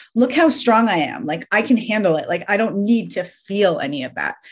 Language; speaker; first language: English; early bilingual, other home language; Persian